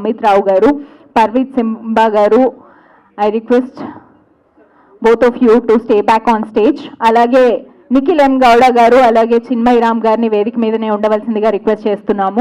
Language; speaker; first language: Telugu; native; Telugu